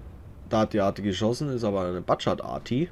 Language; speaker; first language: German; native; German